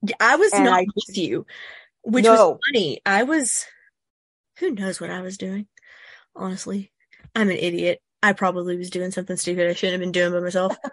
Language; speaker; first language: English; native; English